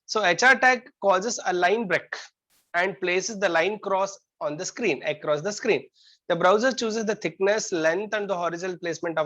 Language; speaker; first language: English; non-native, local second language; Kannada